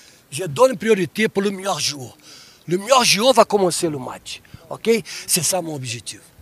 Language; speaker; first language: French; non-native, learner; Portuguese